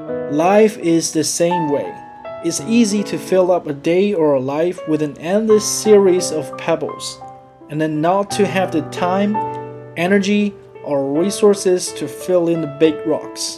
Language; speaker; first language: English; non-native, fluent; Chinese